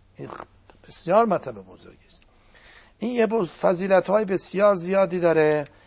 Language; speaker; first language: Persian; non-native, local second language; Azerbaijani